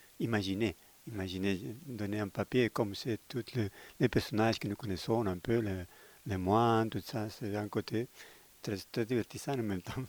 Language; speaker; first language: French; non-native, learner; Spanish